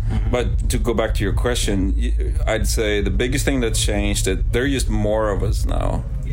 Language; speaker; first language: English; non-native, fluent; Swedish